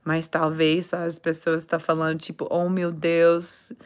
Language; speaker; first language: Portuguese; non-native, learner; English